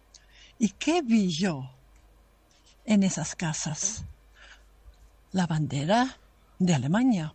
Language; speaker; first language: Spanish; non-native, fluent; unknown